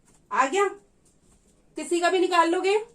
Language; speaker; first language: Hindi; native; Hindi